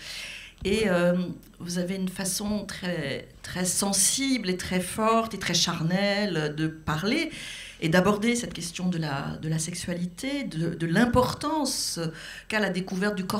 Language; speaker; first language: French; native; French